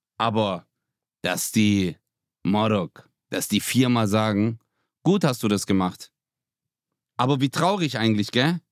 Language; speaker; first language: German; early bilingual, other home language; Turkish